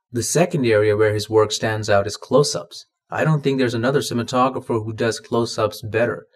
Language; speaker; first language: English; non-native, local second language; Malayalam